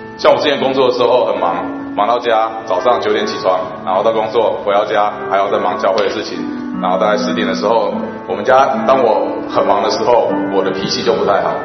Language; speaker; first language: Chinese; native; Chinese